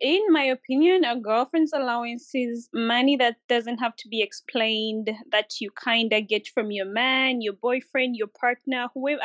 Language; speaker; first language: English; non-native, local second language; Ganda